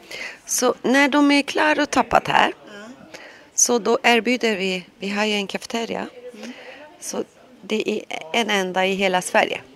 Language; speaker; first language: Swedish; non-native, local second language; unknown